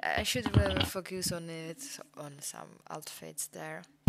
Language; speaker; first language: English; non-native, fluent; Czech